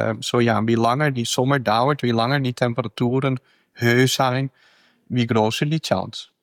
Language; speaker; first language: German; non-native, fluent; Dutch